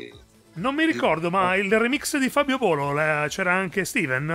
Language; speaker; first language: Italian; native; Italian